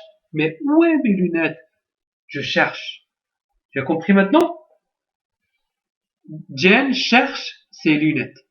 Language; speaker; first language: French; non-native, local second language; Arabic